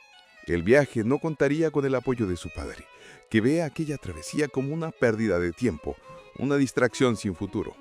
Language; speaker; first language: Spanish; native; Spanish